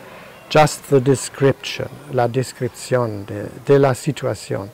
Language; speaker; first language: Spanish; non-native, learner; German